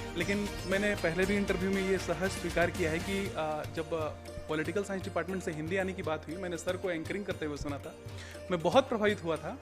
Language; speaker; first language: Hindi; native; Hindi